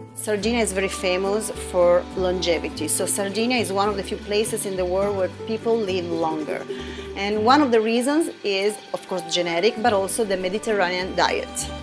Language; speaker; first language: English; non-native, fluent; Italian